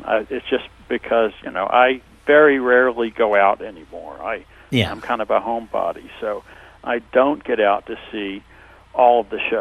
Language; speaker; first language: English; native; English